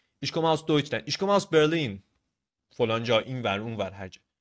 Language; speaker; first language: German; non-native, fluent; Persian